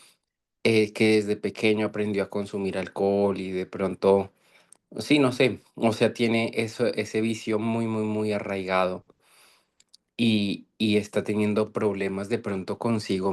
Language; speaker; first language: Spanish; native; Spanish